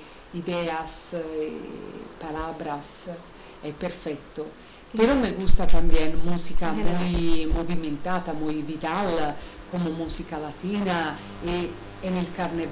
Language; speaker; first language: Spanish; non-native, learner; Italian